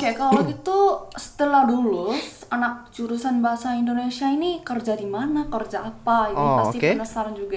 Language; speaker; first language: Indonesian; non-native, fluent; Korean